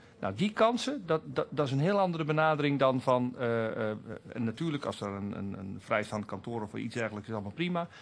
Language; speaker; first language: Dutch; native; Dutch